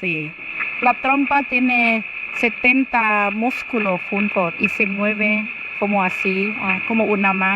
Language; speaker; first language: Spanish; non-native, learner; Thai